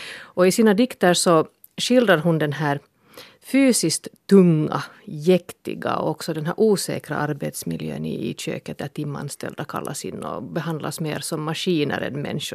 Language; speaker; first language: Swedish; native; Swedish